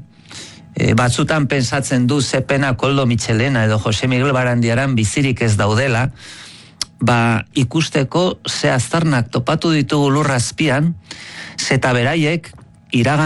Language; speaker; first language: Basque; native; Basque